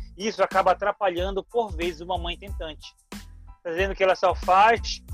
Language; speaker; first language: Portuguese; native; Portuguese